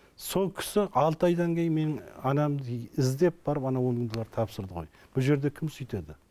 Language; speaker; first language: Kazakh; early bilingual, heritage; Kazakh